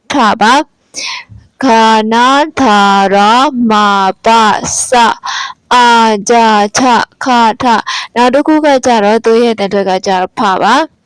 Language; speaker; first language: Burmese; native; Burmese